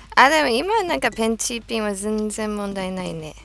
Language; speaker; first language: Japanese; non-native, fluent; English